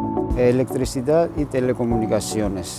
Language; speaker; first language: Spanish; non-native, fluent; Georgian